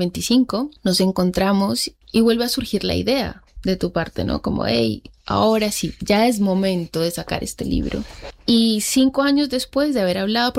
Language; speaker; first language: Spanish; native; Spanish